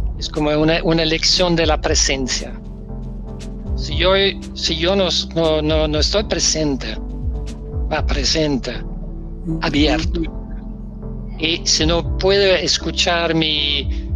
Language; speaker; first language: Spanish; non-native, learner; Danish